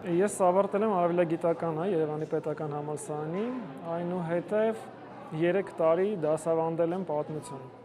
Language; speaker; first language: Armenian; native; Armenian